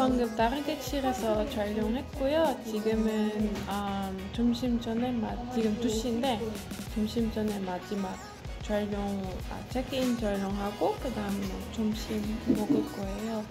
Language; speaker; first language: Korean; non-native, fluent; Dutch